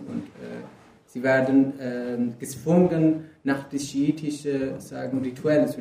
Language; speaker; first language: German; non-native, fluent; Kurdish